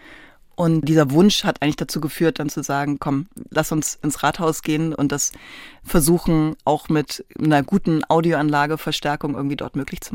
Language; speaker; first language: German; native; German